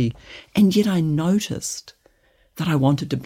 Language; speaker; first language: English; native; English